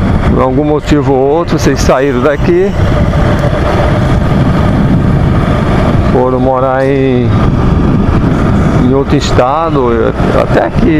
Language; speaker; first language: Portuguese; native; Portuguese